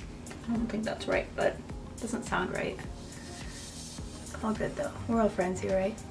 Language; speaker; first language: English; native; English